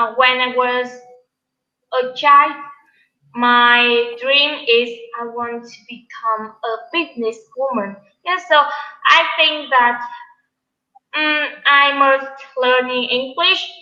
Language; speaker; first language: English; non-native, learner; Vietnamese